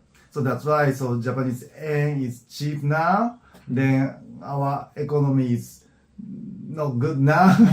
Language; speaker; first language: English; non-native, learner; Japanese